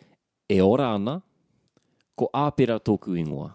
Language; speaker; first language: Māori; non-native, learner; English